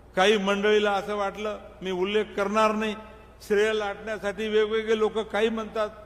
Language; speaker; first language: Marathi; non-native, local second language; Lambadi